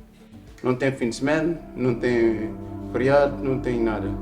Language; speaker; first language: Portuguese; non-native, local second language; Kabuverdianu